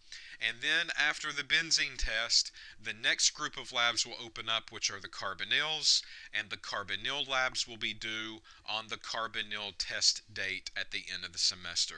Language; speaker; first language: English; native; English